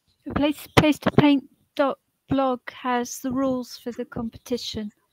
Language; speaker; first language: English; native; English